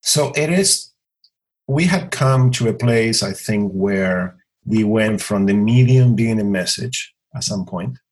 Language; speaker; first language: English; non-native, fluent; Spanish